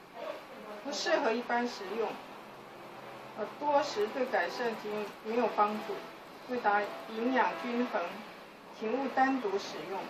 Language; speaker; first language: Chinese; native; Chinese